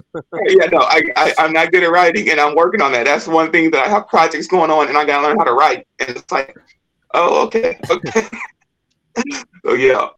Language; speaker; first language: English; native; English